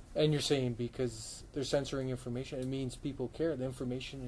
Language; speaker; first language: English; native; English